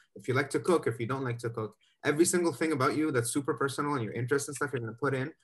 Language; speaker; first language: English; native; English